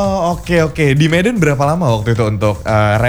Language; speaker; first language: Indonesian; native; Indonesian